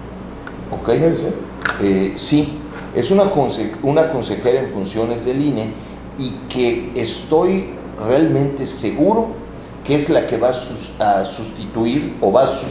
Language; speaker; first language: Spanish; native; Spanish